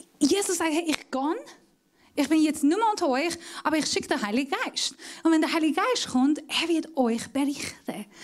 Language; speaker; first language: German; non-native, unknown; Persian